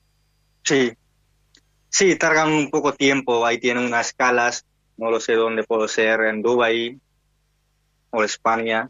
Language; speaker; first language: Spanish; non-native, learner; Hindi